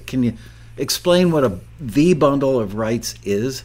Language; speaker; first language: English; native; English